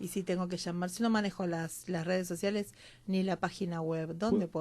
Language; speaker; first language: Spanish; native; Spanish